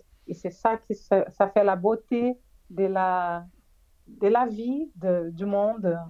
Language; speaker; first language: French; non-native, fluent; Portuguese